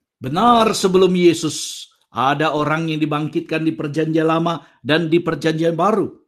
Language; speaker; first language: Indonesian; native; Indonesian